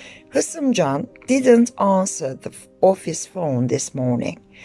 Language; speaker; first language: English; non-native, fluent; Turkish